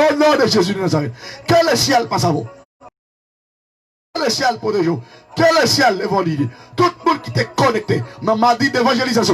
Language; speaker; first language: French; non-native, local second language; Haitian Creole